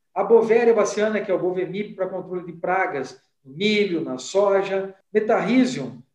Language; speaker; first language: Portuguese; native; Portuguese